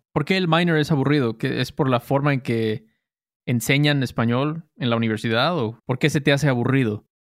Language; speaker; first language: Spanish; native; Spanish